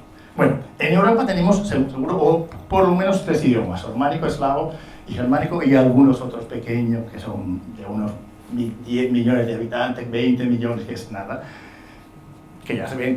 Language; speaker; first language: Spanish; non-native, fluent; Italian